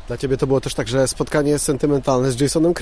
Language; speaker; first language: Polish; native; Polish